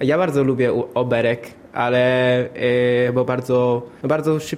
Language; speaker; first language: Polish; non-native, learner; English